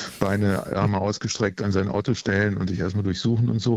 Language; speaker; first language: German; native; German